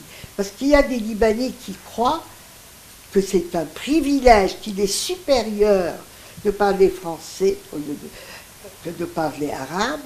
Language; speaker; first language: French; non-native, local second language; Greek